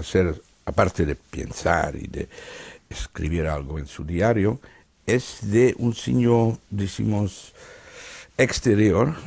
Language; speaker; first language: Spanish; non-native, fluent; Dutch